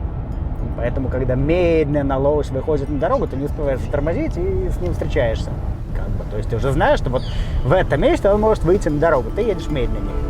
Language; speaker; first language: Russian; native; Russian